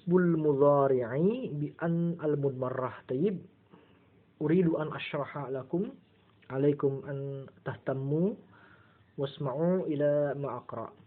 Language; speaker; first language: Arabic; non-native, fluent; Indonesian